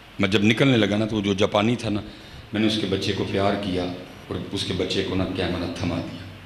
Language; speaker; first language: Urdu; non-native, local second language; Punjabi